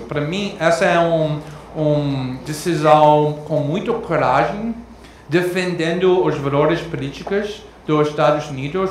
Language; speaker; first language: Portuguese; non-native, fluent; English